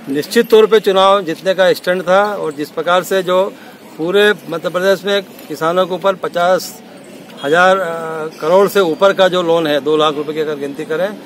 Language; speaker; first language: Hindi; native; Hindi